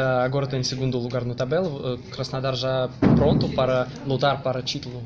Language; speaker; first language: Portuguese; non-native, learner; Russian